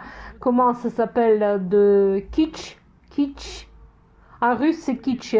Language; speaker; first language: French; non-native, fluent; Russian